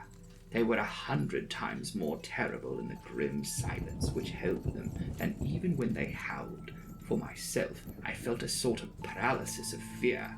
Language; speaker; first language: English; native; English